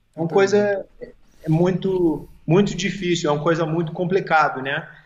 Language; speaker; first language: Portuguese; early bilingual, heritage; English